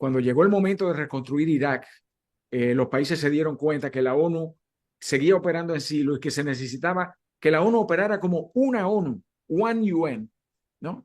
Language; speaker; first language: Spanish; native; Spanish